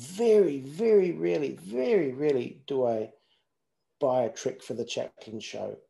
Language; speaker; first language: English; native; English